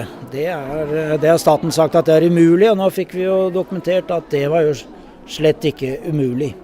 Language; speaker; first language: Norwegian; native; Norwegian